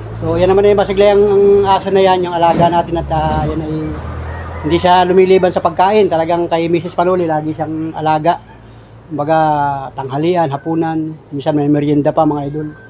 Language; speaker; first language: Filipino; native; Filipino